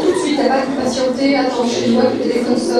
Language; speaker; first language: French; native; French